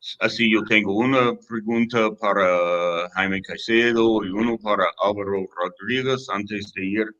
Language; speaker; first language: Spanish; non-native, fluent; English